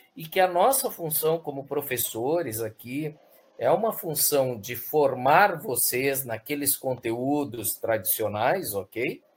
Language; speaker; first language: Portuguese; early bilingual, other home language; Spanish